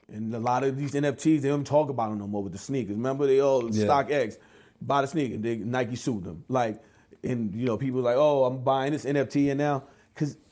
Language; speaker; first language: English; native; English